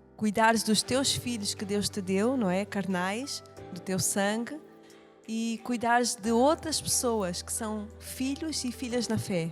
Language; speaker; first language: Portuguese; native; Portuguese